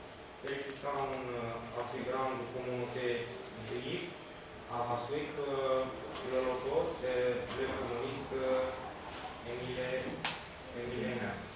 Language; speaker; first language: French; non-native, learner; Romanian